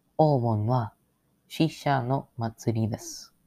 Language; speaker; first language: Japanese; non-native, learner; English